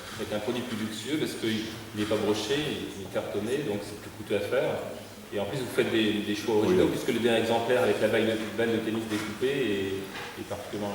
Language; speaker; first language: French; native; French